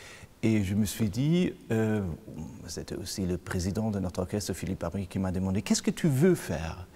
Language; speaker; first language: French; non-native, fluent; German